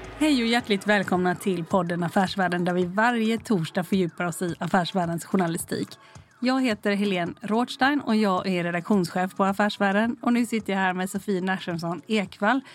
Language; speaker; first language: Swedish; native; Swedish